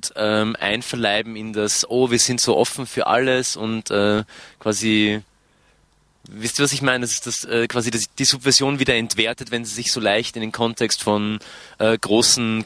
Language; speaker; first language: German; native; German